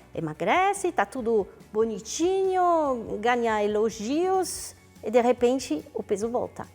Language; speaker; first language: Portuguese; non-native, fluent; French